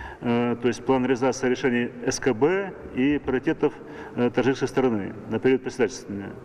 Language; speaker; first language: Russian; native; Russian